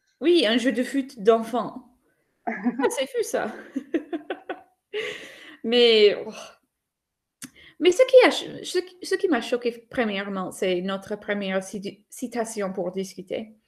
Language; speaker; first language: French; non-native, fluent; English